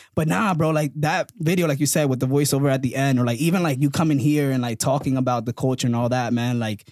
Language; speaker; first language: English; early bilingual, other home language; Spanish